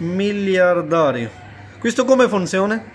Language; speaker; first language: Italian; non-native, learner; Urdu